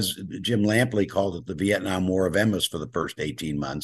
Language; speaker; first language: English; native; English